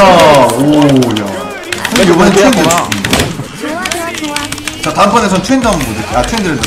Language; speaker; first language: Korean; native; Korean